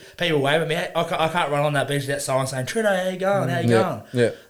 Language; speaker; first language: English; native; English